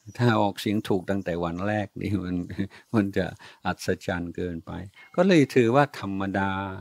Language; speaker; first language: Thai; non-native, fluent; English